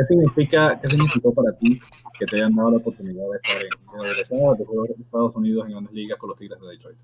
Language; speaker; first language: Spanish; native; Spanish